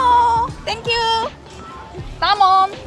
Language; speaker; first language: English; non-native, learner; Korean